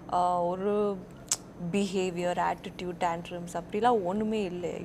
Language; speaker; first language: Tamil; non-native, learner; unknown